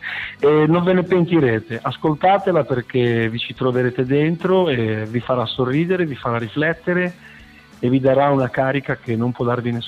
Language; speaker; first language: Italian; native; Italian